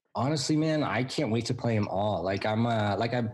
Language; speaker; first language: English; native; English